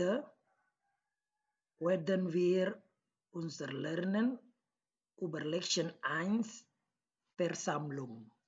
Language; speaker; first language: German; non-native, learner; Indonesian